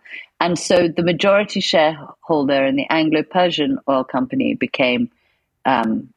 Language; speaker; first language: English; native; English